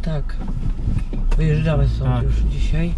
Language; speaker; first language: Polish; native; Polish